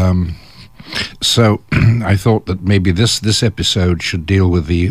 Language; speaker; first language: English; native; English